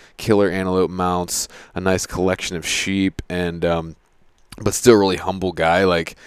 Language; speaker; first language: English; native; English